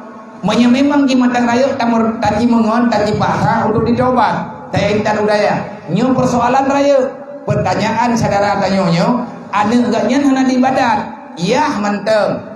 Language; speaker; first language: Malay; non-native, local second language; Achinese